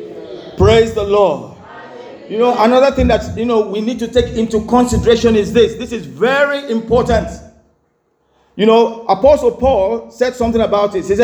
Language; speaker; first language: English; non-native, local second language; Igbo